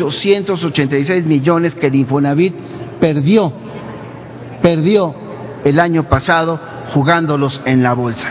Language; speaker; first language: Spanish; native; Spanish